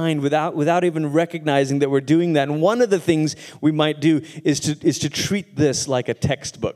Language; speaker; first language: English; native; English